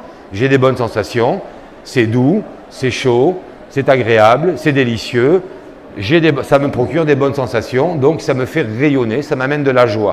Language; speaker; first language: French; native; French